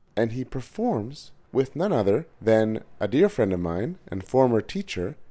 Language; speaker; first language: English; native; English